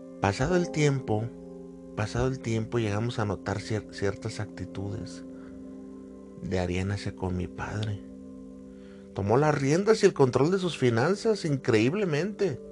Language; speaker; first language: Spanish; native; Spanish